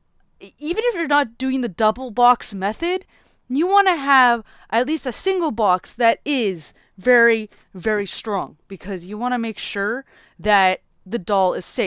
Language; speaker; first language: English; native; English